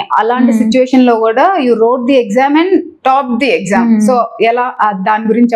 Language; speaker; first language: Telugu; native; Telugu